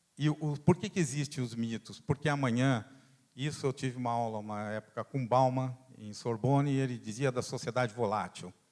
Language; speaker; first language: Portuguese; non-native, fluent; Italian